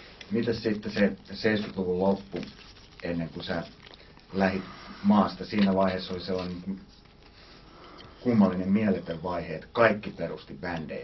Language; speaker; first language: Finnish; native; Finnish